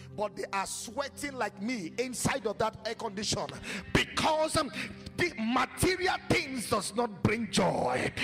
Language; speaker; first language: English; non-native, local second language; Yoruba